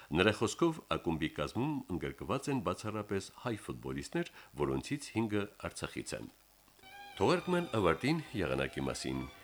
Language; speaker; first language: Armenian; native; Armenian